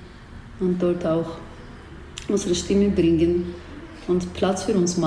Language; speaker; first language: German; non-native, learner; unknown